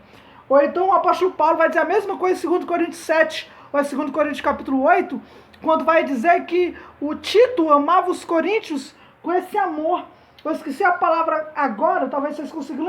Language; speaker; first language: Portuguese; native; Portuguese